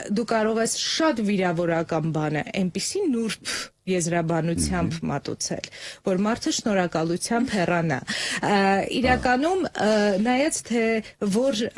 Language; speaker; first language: Armenian; native; Armenian